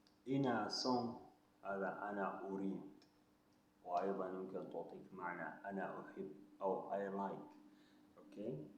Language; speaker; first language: Arabic; non-native, local second language; Hausa